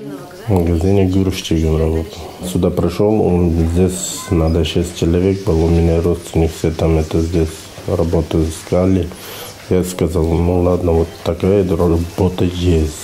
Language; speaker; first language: Russian; non-native, learner; Uzbek